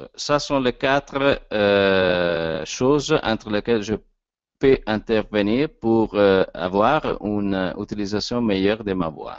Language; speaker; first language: French; non-native, learner; Italian